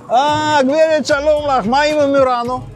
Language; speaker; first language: Hebrew; non-native, fluent; Russian